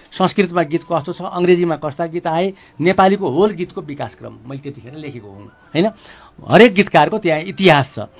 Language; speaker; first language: Nepali; native; Nepali